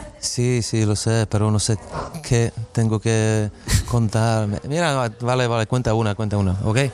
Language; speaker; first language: Spanish; non-native, fluent; Czech